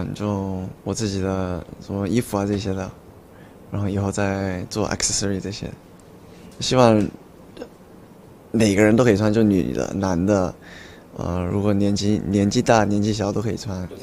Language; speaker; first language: Chinese; early bilingual, heritage; Chinese